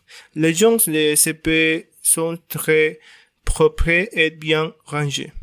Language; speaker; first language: French; non-native, learner; Spanish